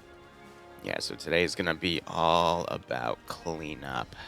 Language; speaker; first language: English; native; English